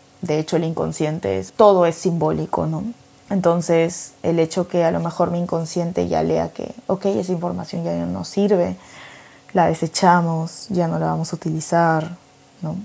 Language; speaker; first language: Spanish; native; Spanish